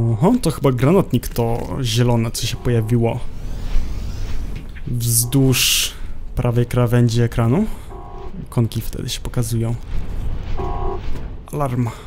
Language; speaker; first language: Polish; native; Polish